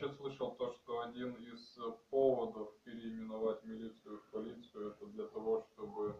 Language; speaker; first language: Russian; native; Russian